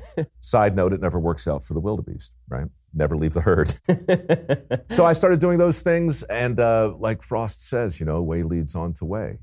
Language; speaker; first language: English; native; English